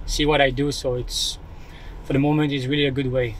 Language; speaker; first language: English; non-native, learner; French